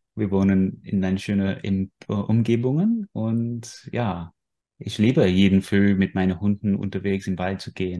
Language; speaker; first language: German; non-native, fluent; English